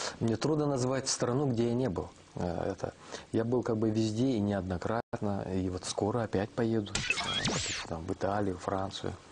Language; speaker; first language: Russian; non-native, local second language; Kazakh